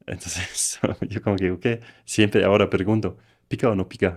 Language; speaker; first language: Spanish; non-native, fluent; German